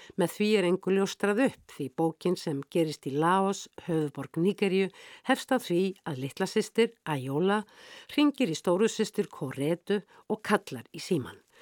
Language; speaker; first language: Icelandic; native; Icelandic